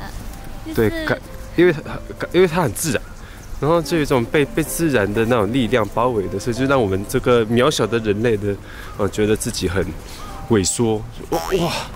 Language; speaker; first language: Chinese; native; Chinese